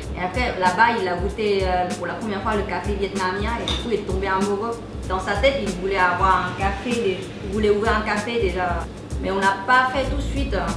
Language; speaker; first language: French; non-native, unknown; Vietnamese